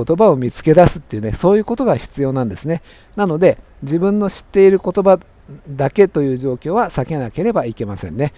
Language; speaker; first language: Japanese; native; Japanese